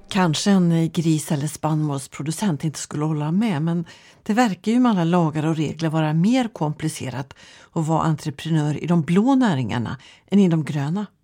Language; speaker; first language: Swedish; native; Swedish